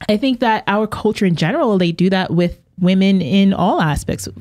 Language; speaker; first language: English; native; English